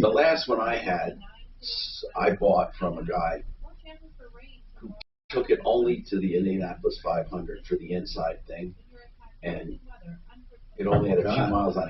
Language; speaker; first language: English; native; English